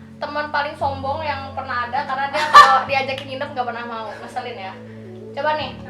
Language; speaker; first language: Indonesian; native; Indonesian